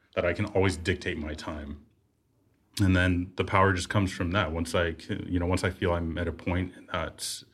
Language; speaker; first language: English; native; English